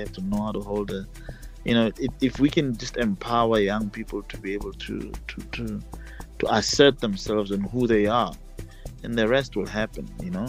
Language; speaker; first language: English; non-native, local second language; Tswana